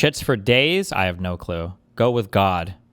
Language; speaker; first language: English; native; English